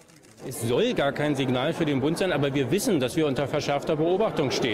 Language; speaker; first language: German; native; German